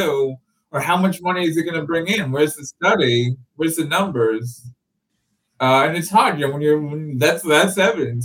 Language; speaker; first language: English; native; English